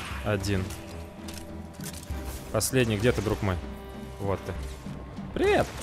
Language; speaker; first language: Russian; native; Russian